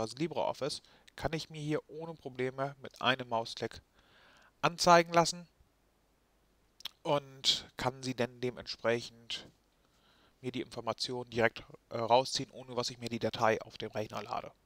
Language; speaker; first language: German; native; German